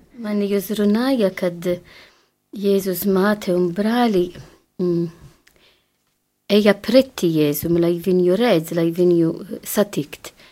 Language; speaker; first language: Latvian; non-native, fluent; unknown